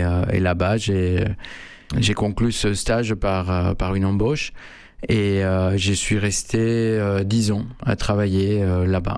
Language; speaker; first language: French; non-native, fluent; Spanish